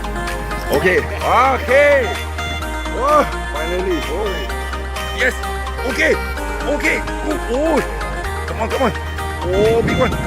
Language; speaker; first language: English; non-native, learner; Thai